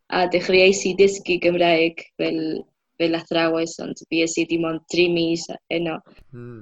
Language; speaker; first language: Welsh; non-native, fluent; Spanish